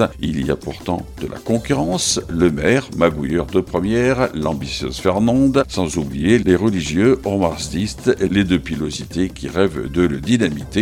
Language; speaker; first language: French; native; French